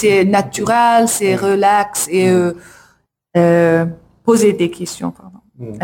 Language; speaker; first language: French; non-native, learner; English